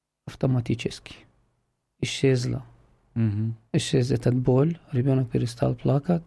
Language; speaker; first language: Russian; non-native, fluent; Arabic